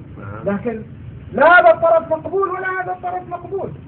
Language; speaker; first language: Arabic; native; Arabic